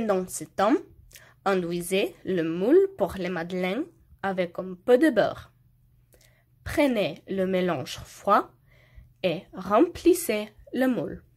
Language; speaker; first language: French; non-native, learner; Slovenian